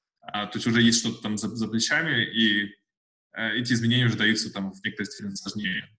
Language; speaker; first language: Russian; native; Russian